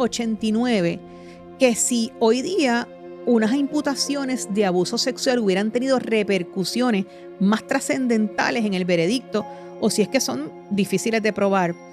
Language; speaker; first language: Spanish; native; Spanish